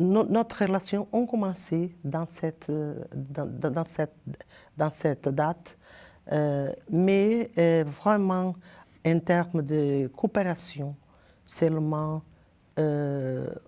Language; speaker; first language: French; non-native, learner; Portuguese